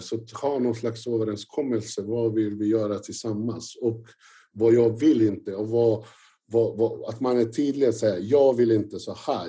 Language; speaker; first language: Swedish; non-native, fluent; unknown